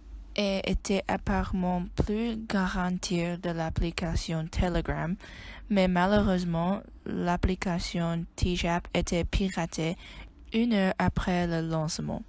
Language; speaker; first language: French; non-native, learner; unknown